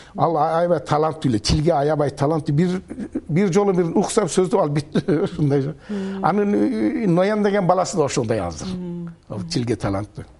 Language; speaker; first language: Kyrgyz; early bilingual, heritage; Kyrgyz